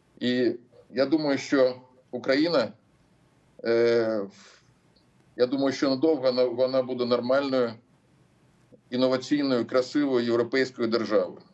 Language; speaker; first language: Ukrainian; non-native, local second language; Russian